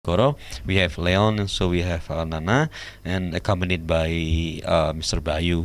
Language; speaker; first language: English; non-native, learner; Indonesian